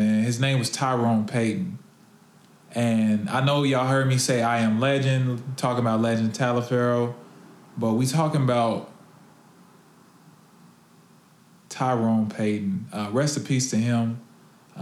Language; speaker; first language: English; native; English